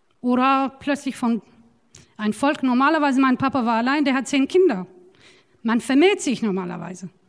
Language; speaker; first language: German; non-native, fluent; Turoyo